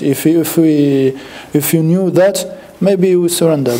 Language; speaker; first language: English; non-native, learner; French